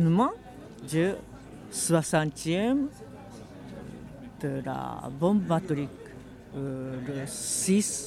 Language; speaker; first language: French; non-native, fluent; Japanese